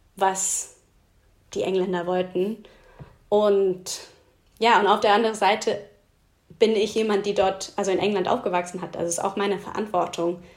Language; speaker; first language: German; non-native, fluent; English